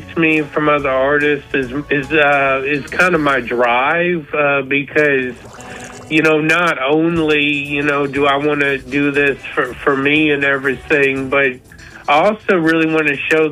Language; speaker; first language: English; native; English